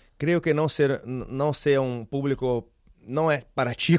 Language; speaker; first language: Spanish; non-native, learner; Portuguese